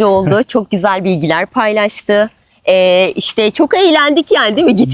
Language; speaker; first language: Turkish; native; Turkish